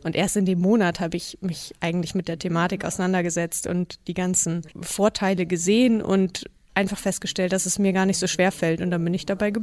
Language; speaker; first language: German; native; German